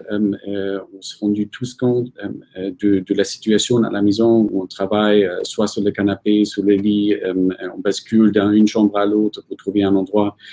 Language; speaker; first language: French; non-native, fluent; German